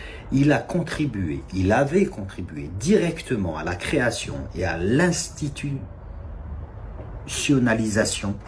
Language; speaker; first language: French; non-native, local second language; Kabyle